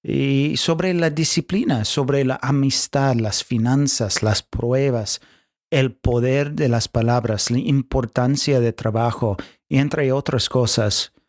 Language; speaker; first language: Spanish; non-native, fluent; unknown